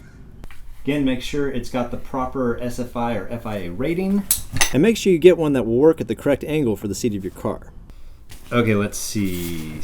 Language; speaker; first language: English; native; English